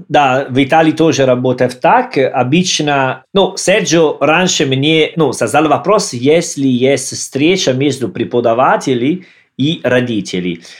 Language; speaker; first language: Russian; non-native, learner; Italian